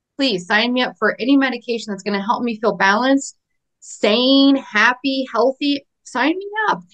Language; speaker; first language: English; native; English